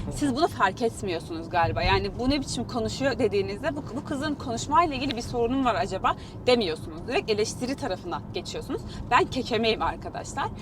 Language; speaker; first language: Turkish; native; Turkish